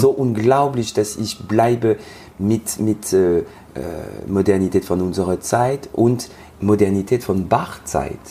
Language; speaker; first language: German; non-native, learner; French